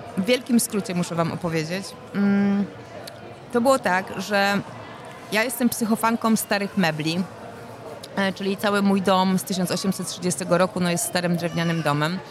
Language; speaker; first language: Polish; native; Polish